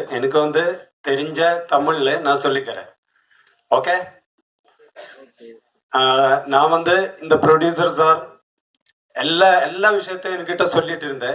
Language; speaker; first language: Tamil; non-native, learner; Malayalam